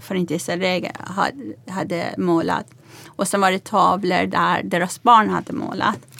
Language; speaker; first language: Swedish; non-native, fluent; Persian